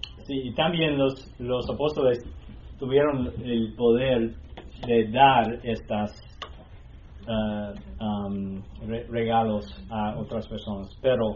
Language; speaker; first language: Spanish; non-native, learner; English